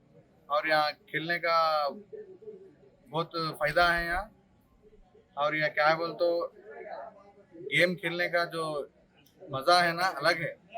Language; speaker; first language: Hindi; non-native, local second language; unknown